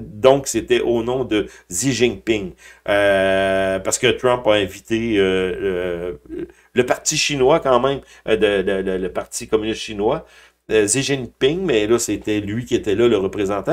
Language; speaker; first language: French; native; French